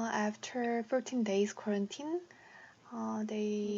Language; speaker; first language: English; non-native, learner; Korean